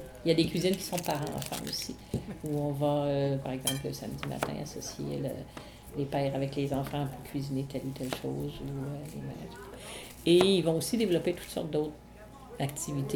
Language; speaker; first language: French; native; French